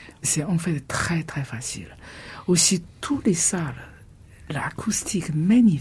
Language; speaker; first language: French; non-native, fluent; Chinese